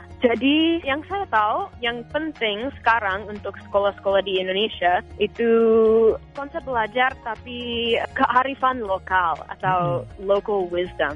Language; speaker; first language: Indonesian; non-native, fluent; English